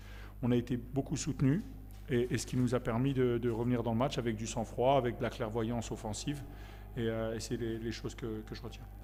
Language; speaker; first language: French; native; French